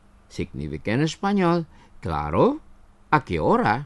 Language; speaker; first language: Spanish; non-native, fluent; Indonesian